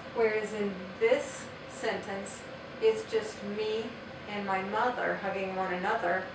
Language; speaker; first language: English; native; English